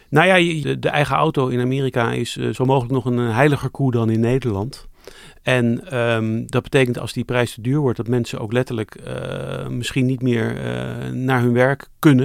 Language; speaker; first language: Dutch; native; Dutch